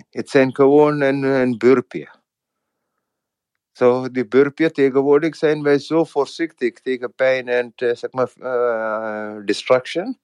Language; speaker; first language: Dutch; non-native, fluent; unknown